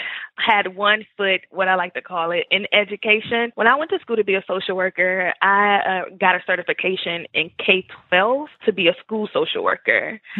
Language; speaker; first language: English; native; English